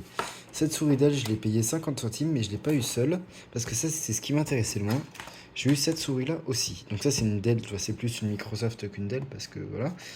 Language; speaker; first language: French; native; French